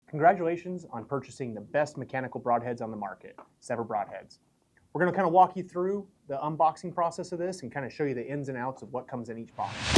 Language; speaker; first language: English; native; English